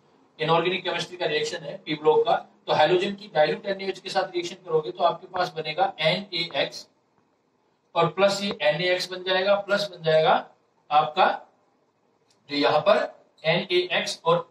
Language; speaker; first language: Hindi; native; Hindi